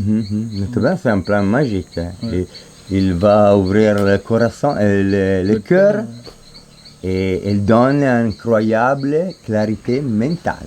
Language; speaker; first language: French; non-native, fluent; Spanish